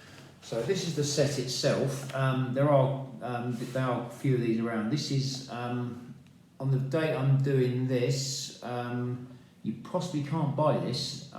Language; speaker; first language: English; native; English